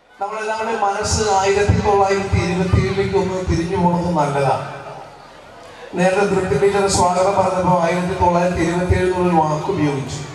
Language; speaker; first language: Malayalam; native; Malayalam